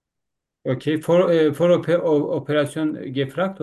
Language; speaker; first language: German; non-native, learner; Turkish